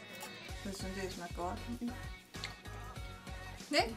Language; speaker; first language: Danish; non-native, learner; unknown